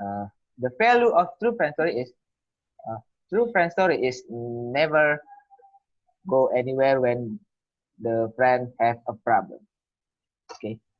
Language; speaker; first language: English; non-native, learner; Indonesian